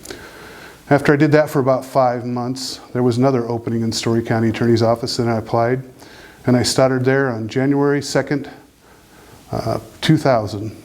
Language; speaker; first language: English; native; English